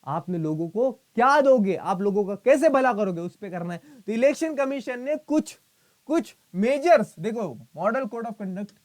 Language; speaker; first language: Hindi; non-native, local second language; Marathi